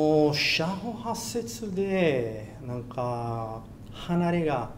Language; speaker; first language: Japanese; non-native, learner; Portuguese